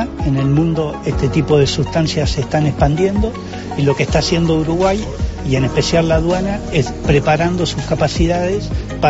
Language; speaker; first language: Spanish; native; Spanish